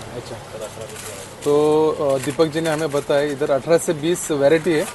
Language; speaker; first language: Hindi; non-native, local second language; Marathi